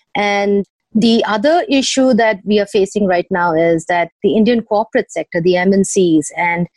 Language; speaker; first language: English; non-native, local second language; Odia